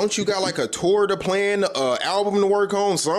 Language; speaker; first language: English; native; English